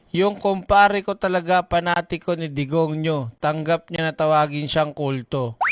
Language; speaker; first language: Filipino; non-native, local second language; Cebuano